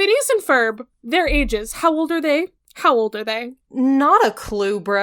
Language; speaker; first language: English; native; English